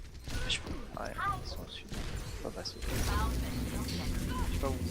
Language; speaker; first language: French; native; French